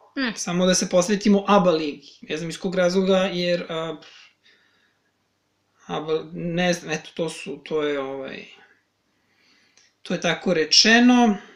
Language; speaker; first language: Serbian; native; Serbian